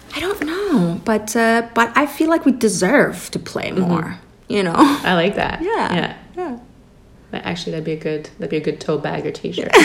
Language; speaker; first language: English; early bilingual, other home language; Persian